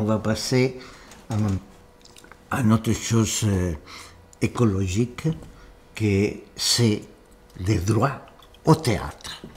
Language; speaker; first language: French; non-native, fluent; Spanish